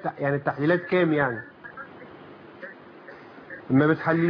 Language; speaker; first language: Arabic; native; Arabic